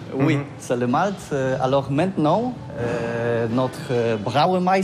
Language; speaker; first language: French; non-native, learner; Polish